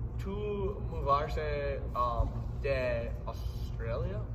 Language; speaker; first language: Spanish; non-native, learner; English